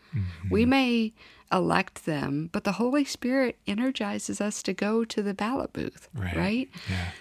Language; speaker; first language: English; native; English